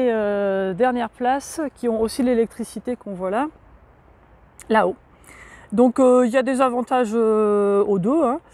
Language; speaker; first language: French; native; French